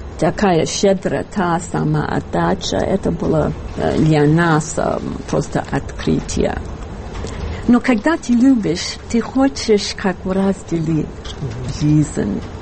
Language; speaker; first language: Russian; non-native, fluent; English